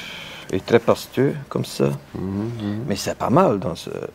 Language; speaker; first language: French; non-native, local second language; Dutch